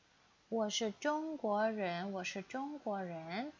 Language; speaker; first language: Chinese; non-native, fluent; Indonesian